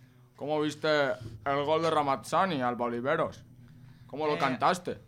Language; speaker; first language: Spanish; native; Spanish